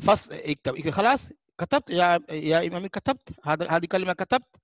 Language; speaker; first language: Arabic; non-native, fluent; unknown